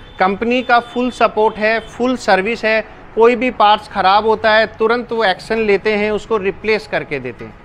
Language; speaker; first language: Hindi; native; Hindi